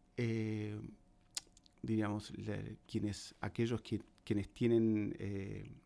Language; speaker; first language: Spanish; native; Spanish